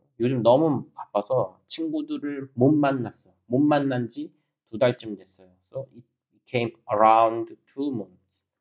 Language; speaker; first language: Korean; native; Korean